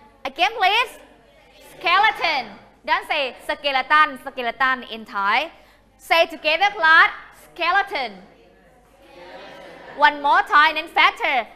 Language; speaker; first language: English; non-native, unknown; Thai